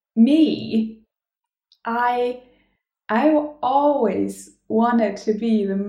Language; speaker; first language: English; non-native, fluent; German